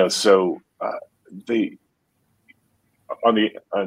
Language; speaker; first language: English; native; English